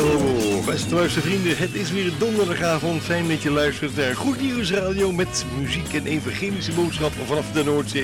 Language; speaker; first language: Dutch; native; Dutch